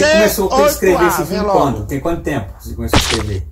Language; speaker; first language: Portuguese; native; Portuguese